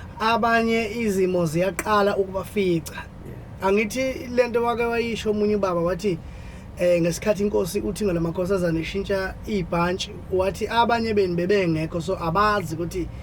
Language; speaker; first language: Zulu; native; Zulu